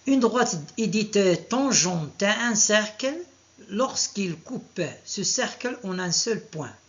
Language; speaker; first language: French; non-native, local second language; Arabic